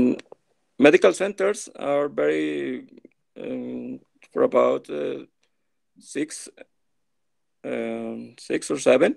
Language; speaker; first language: English; non-native, learner; Spanish